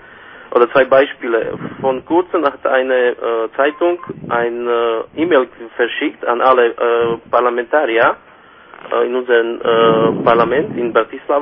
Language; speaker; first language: German; non-native, fluent; Slovak